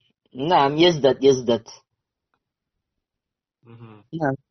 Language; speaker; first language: Arabic; non-native, learner; Indonesian